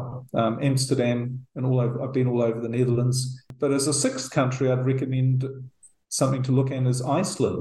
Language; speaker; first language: English; native; English